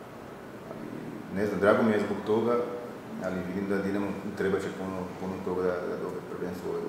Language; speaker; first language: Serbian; non-native, fluent; Portuguese